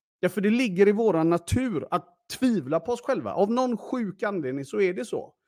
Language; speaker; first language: Swedish; early bilingual, other home language; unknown